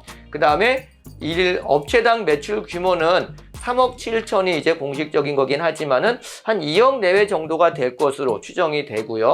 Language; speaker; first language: Korean; native; Korean